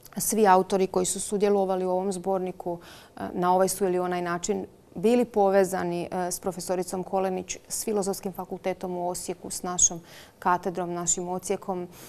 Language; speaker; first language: Croatian; native; Croatian